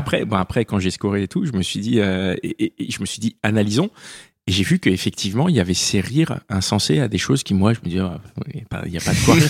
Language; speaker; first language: French; native; French